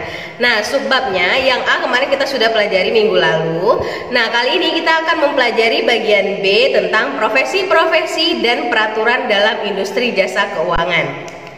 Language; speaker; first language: Indonesian; native; Indonesian